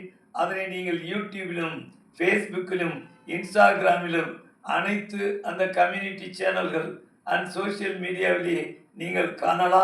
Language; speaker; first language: Tamil; native; Tamil